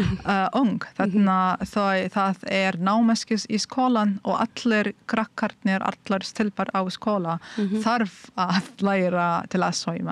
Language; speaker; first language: Icelandic; non-native, learner; Arabic